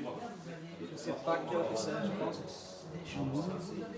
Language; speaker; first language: French; non-native, fluent; Dutch